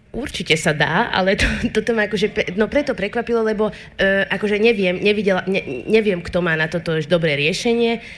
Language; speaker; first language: Slovak; non-native, local second language; Hungarian